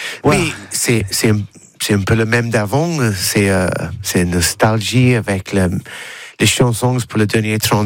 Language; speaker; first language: French; non-native, learner; English